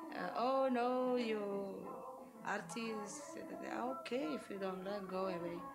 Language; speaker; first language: English; non-native, learner; Uzbek